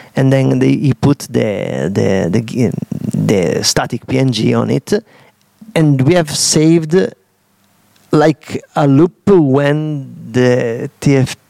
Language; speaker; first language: English; non-native, fluent; Italian